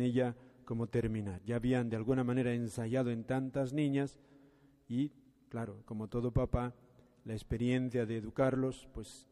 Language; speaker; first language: Spanish; native; Spanish